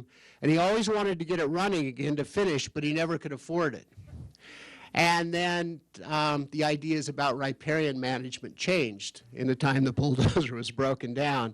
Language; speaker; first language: English; native; English